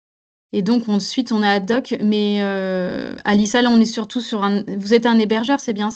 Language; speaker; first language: French; native; French